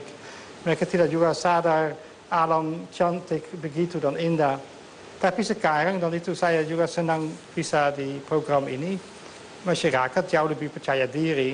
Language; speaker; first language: Indonesian; non-native, fluent; Dutch